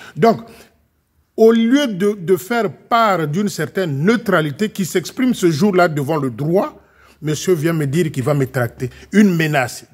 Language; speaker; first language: French; non-native, local second language; Lingala